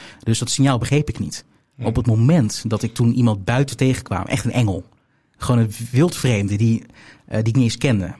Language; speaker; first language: Dutch; native; Dutch